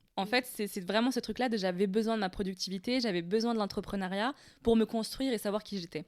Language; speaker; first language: French; non-native, local second language; Arabic